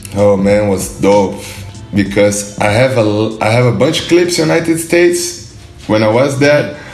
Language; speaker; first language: English; non-native, learner; Portuguese